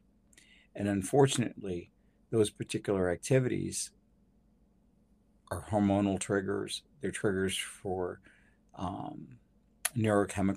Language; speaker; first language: English; native; English